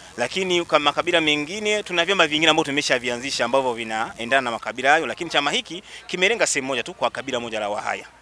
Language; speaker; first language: Swahili; non-native, local second language; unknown